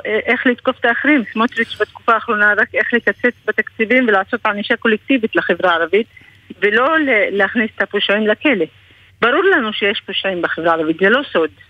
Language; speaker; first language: Hebrew; non-native, local second language; Arabic